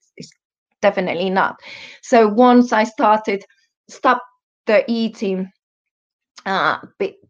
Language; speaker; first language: English; non-native, fluent; Finnish